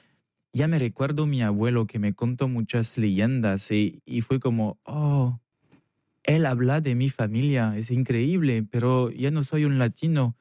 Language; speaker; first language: Spanish; non-native, learner; French